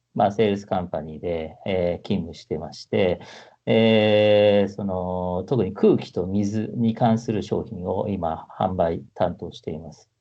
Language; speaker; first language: Japanese; native; Japanese